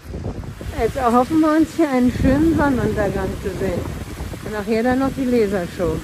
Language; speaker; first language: German; native; German